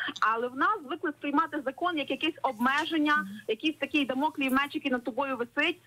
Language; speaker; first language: Ukrainian; native; Ukrainian